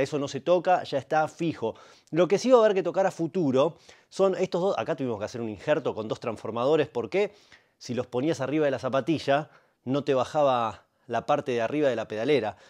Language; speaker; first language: Spanish; native; Spanish